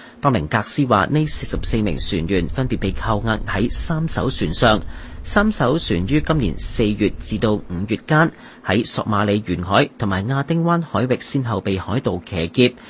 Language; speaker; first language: Chinese; non-native, local second language; Cantonese